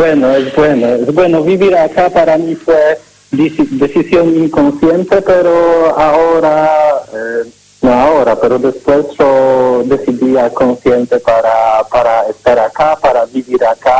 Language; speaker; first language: Spanish; non-native, learner; Polish